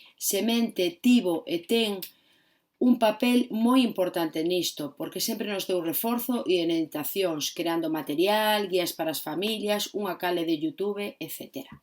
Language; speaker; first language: Galician; non-native, local second language; Spanish